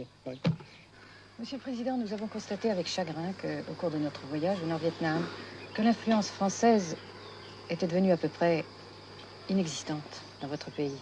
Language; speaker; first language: French; native; French